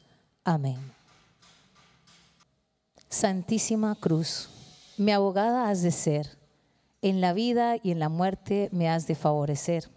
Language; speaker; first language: Spanish; native; Spanish